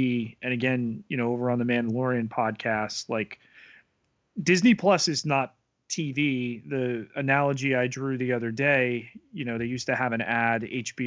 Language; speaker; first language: English; native; English